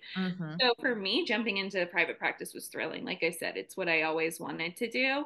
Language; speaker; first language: English; native; English